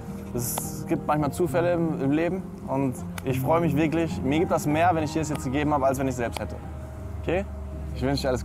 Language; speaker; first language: German; native; German